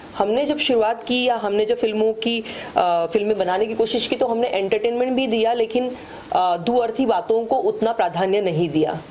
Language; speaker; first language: Hindi; non-native, local second language; Kannada